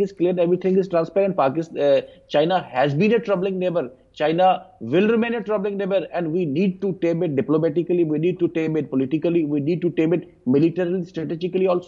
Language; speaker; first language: English; non-native, local second language; Dogri